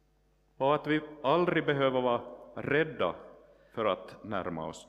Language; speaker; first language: Swedish; non-native, local second language; Finnish